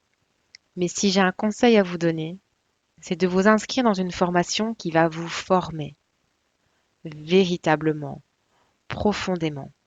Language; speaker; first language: French; native; French